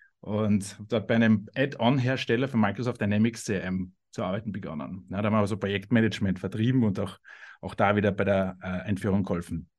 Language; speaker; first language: German; native; German